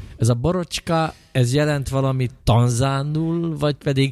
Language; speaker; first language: Hungarian; native; Hungarian